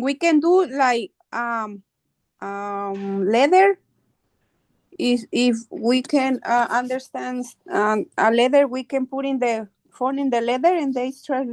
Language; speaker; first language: English; non-native, learner; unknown